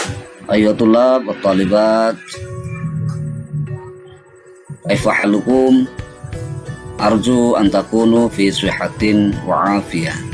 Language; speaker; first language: Arabic; non-native, fluent; Indonesian